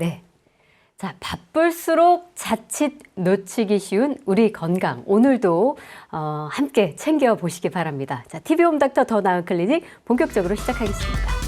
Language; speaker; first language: Korean; native; Korean